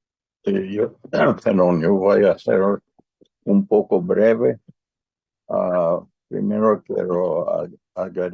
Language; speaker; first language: Spanish; non-native, learner; English